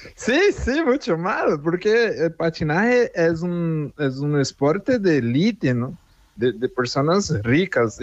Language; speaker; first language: Spanish; non-native, fluent; Portuguese